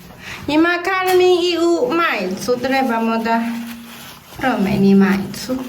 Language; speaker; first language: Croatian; non-native, learner; Chinese